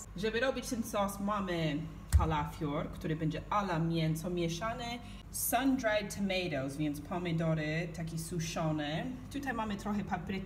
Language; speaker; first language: Polish; non-native, learner; English